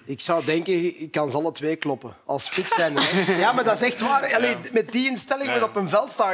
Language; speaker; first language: Dutch; native; Dutch